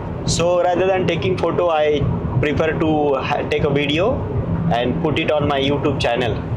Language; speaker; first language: English; non-native, local second language; Hindi